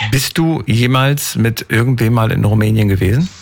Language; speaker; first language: German; native; German